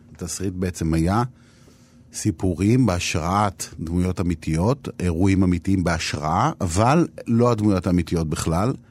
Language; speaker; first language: Hebrew; native; Hebrew